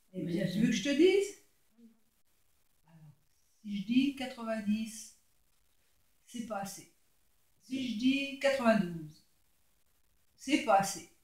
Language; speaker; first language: French; native; French